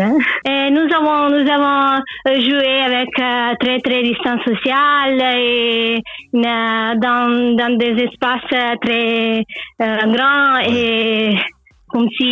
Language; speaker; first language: French; non-native, learner; Italian